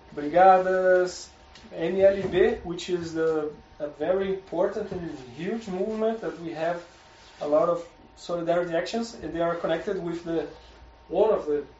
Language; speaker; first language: English; non-native, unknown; Portuguese